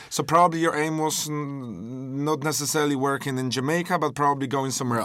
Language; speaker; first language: English; non-native, fluent; Polish